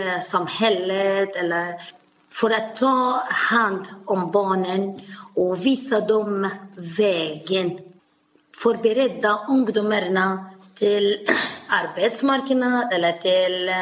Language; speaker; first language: Swedish; non-native, learner; Arabic